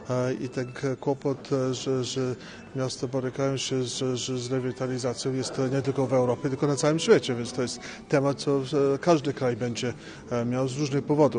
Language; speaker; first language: Polish; early bilingual, heritage; English